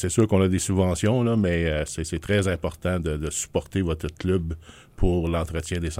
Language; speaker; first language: French; native; French